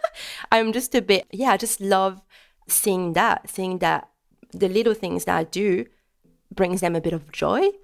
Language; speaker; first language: English; non-native, fluent; French